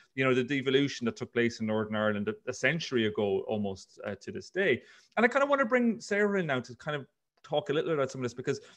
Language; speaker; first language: English; native; English